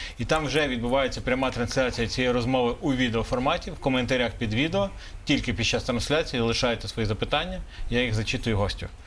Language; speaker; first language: Ukrainian; native; Ukrainian